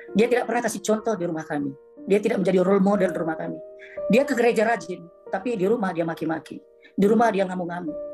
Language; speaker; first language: Indonesian; native; Indonesian